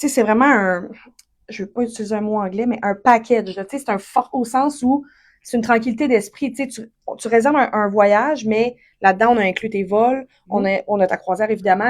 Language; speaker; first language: French; native; French